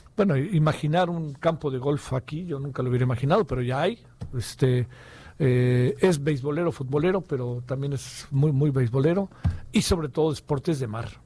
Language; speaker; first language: Spanish; native; Spanish